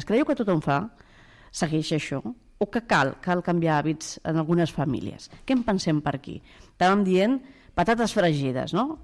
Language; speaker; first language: Catalan; native; Catalan